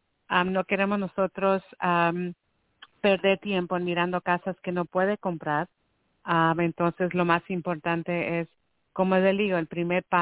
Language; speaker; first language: Spanish; early bilingual, heritage; Spanish